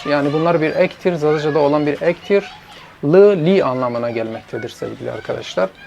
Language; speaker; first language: Turkish; non-native, local second language; Zaza